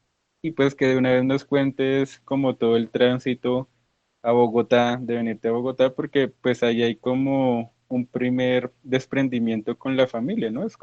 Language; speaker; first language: Spanish; native; Spanish